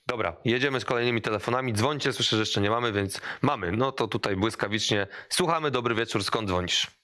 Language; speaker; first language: Polish; native; Polish